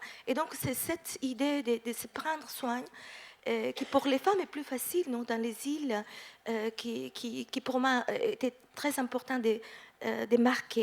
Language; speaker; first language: French; non-native, fluent; Italian